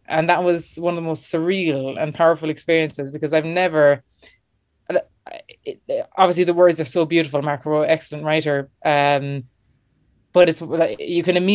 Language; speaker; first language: English; native; English